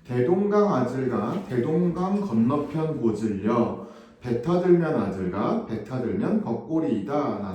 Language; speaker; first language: Korean; native; Korean